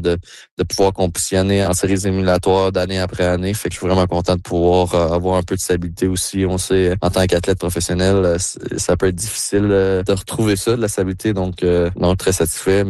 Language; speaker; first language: French; native; French